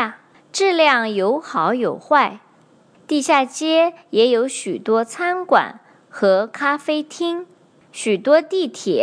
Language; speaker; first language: Chinese; native; Chinese